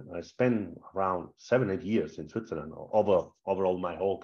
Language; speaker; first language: English; non-native, fluent; Spanish